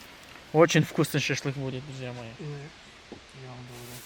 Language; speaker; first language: Russian; non-native, local second language; Lezghian